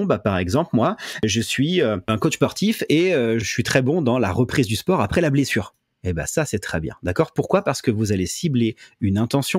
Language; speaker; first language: French; native; French